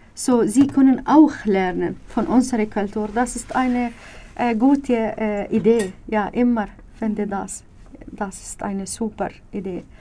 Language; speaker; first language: German; non-native, learner; Arabic